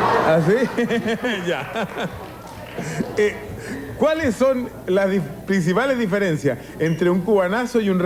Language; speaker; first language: Spanish; native; Spanish